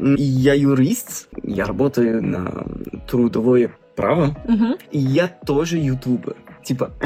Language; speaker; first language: Russian; non-native, fluent; French